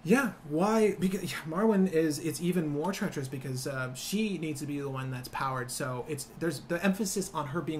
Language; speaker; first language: English; native; English